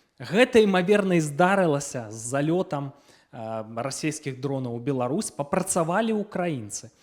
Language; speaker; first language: Belarusian; non-native, local second language; Russian